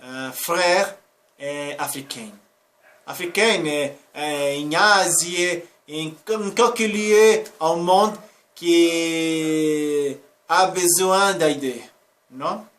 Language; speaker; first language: French; non-native, learner; Spanish